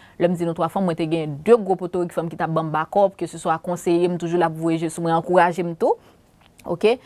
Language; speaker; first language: Haitian Creole; native; Haitian Creole